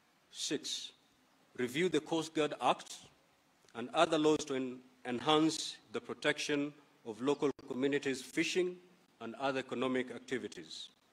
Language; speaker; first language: English; non-native, local second language; Giryama